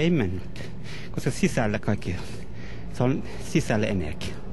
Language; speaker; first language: Finnish; non-native, learner; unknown